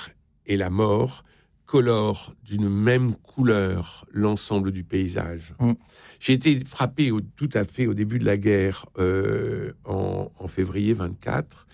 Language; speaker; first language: French; native; French